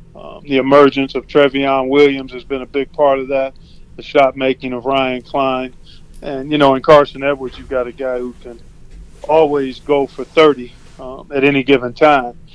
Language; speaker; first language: English; native; English